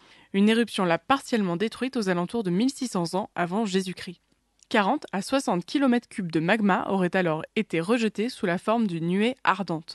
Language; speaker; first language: French; native; French